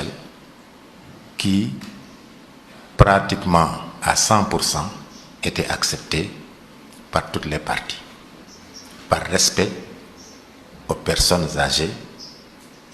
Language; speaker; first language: French; non-native, local second language; Wolof